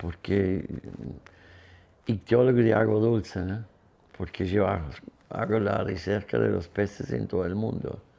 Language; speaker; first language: Spanish; non-native, fluent; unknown